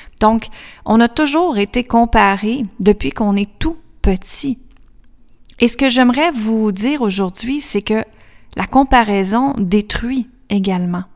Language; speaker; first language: French; native; French